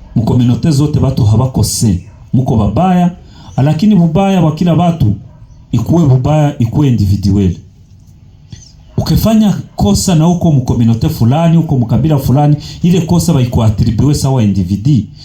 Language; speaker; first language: Swahili; native; Swahili